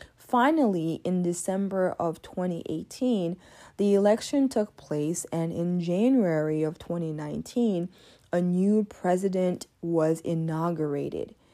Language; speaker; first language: English; early bilingual, other home language; French